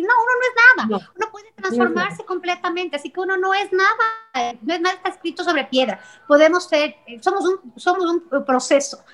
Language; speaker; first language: Spanish; native; Spanish